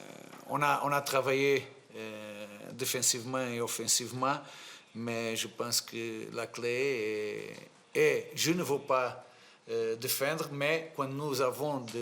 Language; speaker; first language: French; non-native, fluent; Portuguese